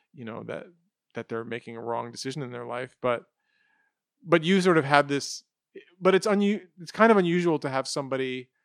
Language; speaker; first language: English; native; English